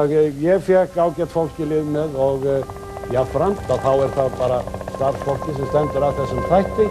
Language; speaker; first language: Icelandic; native; Icelandic